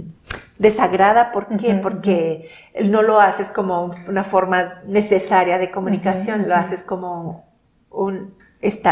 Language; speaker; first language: Spanish; non-native, local second language; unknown